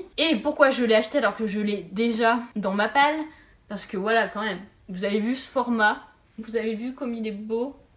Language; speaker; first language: French; native; French